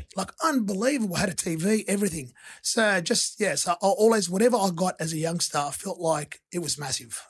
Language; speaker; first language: English; early bilingual, other home language; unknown